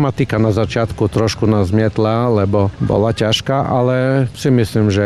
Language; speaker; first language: Slovak; non-native, fluent; Croatian